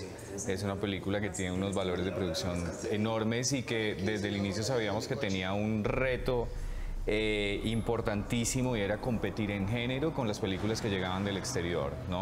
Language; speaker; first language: Spanish; native; Spanish